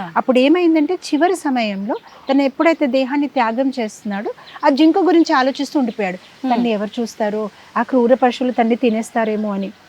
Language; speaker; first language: Telugu; non-native, fluent; Gujarati